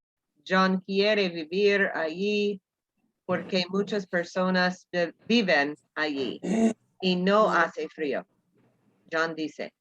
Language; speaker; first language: Spanish; non-native, learner; English